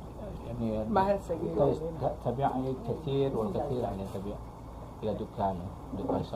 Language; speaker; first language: Arabic; non-native, learner; Malay